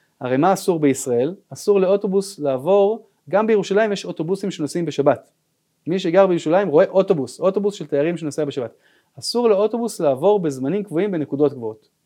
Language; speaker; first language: Hebrew; native; Hebrew